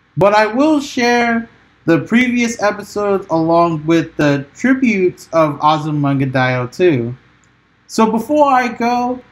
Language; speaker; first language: English; native; English